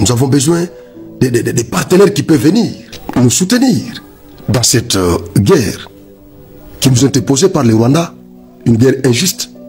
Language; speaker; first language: French; non-native, local second language; Lingala